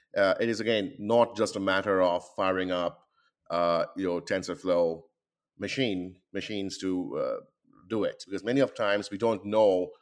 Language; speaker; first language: English; non-native, local second language; Bangla